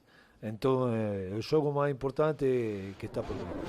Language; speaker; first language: Portuguese; non-native, learner; Spanish